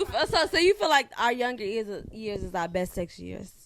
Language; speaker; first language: English; native; English